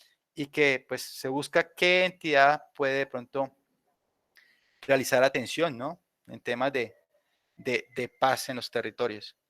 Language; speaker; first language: Spanish; native; Spanish